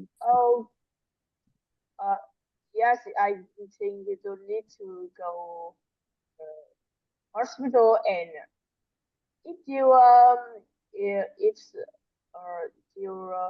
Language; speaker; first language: English; non-native, learner; Vietnamese